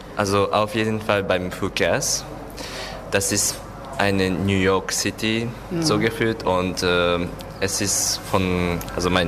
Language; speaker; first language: German; non-native, learner; Japanese